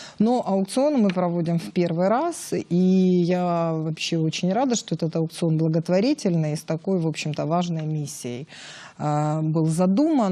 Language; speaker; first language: Russian; native; Russian